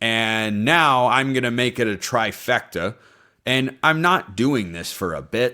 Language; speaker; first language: English; native; English